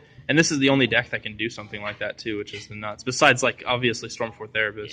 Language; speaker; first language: English; native; English